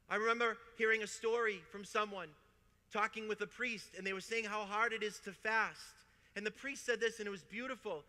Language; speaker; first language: English; native; English